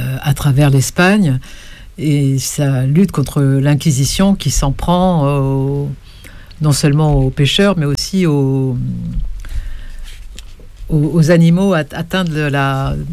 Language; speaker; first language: French; native; French